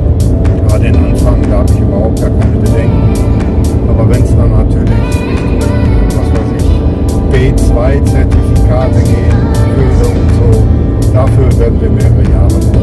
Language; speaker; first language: German; native; German